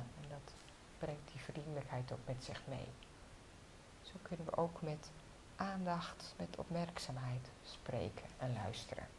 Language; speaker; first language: Dutch; native; Dutch